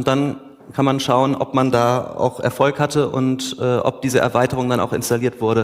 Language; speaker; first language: German; native; German